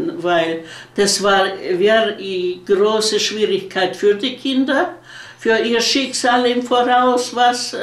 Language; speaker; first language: German; early bilingual, heritage; German